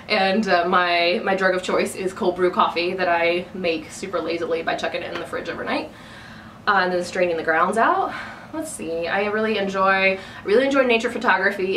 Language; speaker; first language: English; native; English